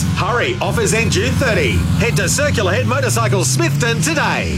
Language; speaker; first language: English; native; English